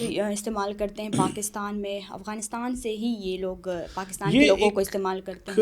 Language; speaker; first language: Urdu; non-native, local second language; Pashto